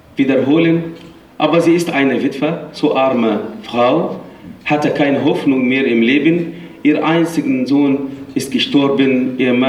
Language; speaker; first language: German; non-native, fluent; Arabic